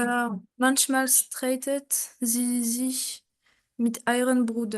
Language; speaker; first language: German; non-native, learner; French